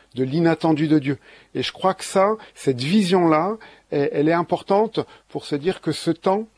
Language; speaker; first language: French; native; French